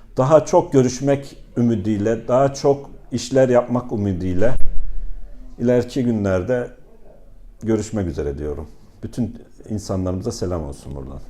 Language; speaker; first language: Turkish; native; Turkish